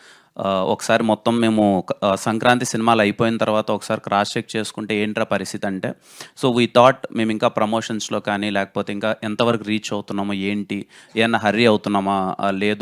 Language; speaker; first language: Telugu; native; Telugu